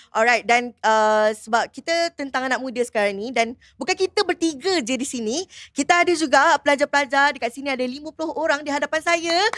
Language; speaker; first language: Malay; native; Malay